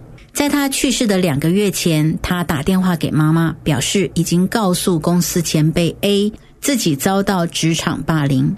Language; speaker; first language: Chinese; native; Chinese